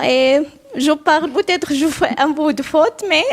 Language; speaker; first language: French; non-native, learner; Arabic